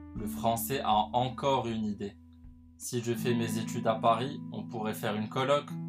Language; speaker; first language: French; non-native, local second language; Arabic